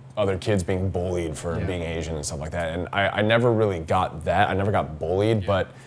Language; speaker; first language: English; native; English